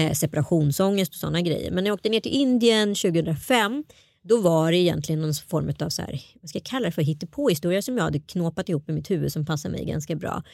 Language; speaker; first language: Swedish; early bilingual, other home language; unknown